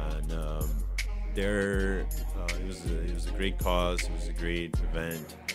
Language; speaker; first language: English; early bilingual, other home language; Spanish